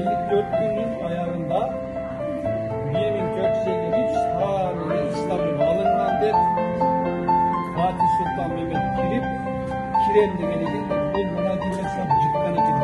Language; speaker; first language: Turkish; non-native, learner; Kyrgyz